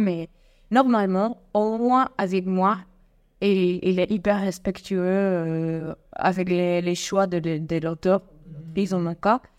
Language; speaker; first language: French; non-native, fluent; Spanish